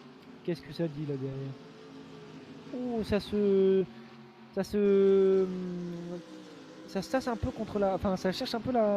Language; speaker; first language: French; native; French